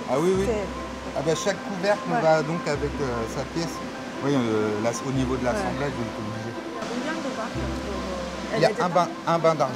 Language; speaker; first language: French; native; French